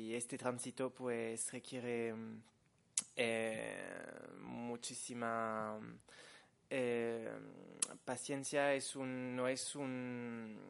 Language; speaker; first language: Spanish; non-native, fluent; French